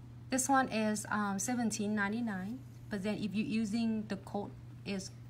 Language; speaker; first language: English; non-native, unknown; Vietnamese